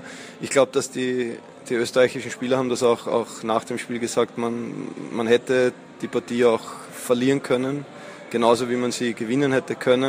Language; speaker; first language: German; native; German